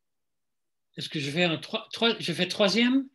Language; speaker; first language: French; non-native, fluent; English